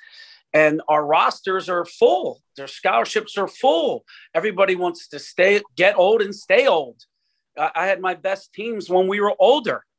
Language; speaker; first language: English; native; English